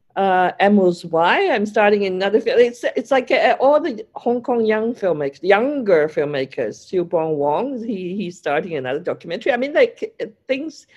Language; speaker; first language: English; non-native, local second language; Cantonese